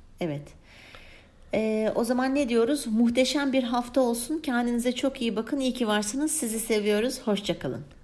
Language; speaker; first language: Turkish; early bilingual, heritage; Turkish